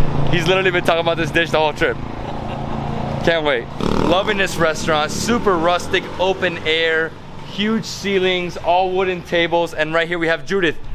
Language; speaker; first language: English; native; English